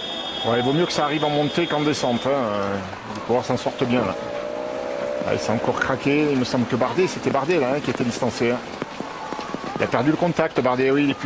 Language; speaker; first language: French; native; French